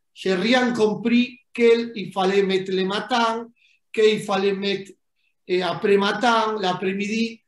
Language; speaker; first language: French; non-native, fluent; Spanish